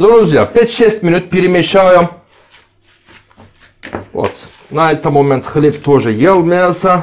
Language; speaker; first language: Russian; non-native, learner; Turkish